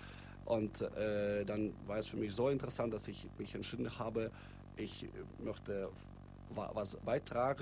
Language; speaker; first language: German; non-native, fluent; Russian